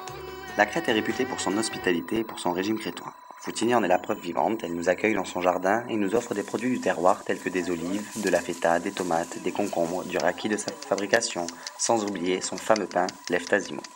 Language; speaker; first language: French; native; French